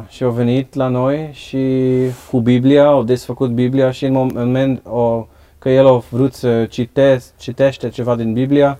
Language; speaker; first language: Romanian; non-native, learner; Dutch